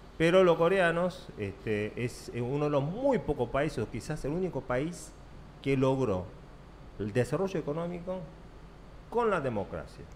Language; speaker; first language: Spanish; early bilingual, other home language; Korean